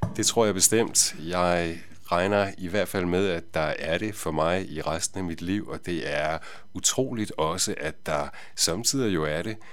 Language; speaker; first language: Danish; native; Danish